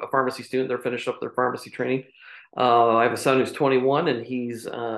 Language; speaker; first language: English; native; English